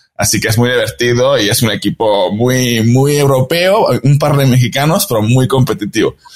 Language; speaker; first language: Spanish; non-native, fluent; Italian